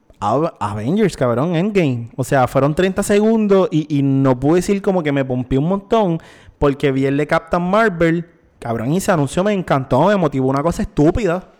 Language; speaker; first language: Spanish; native; Spanish